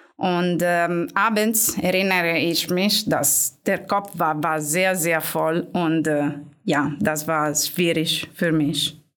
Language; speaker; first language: German; non-native, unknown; Italian